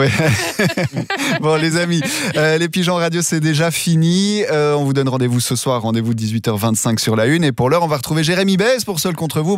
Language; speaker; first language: French; native; French